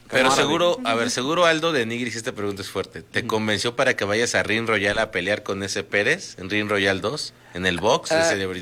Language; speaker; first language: Spanish; native; Spanish